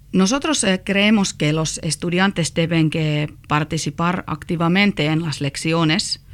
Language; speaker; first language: Spanish; non-native, learner; Finnish